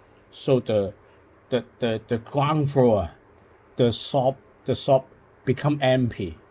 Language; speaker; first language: English; non-native, local second language; Cantonese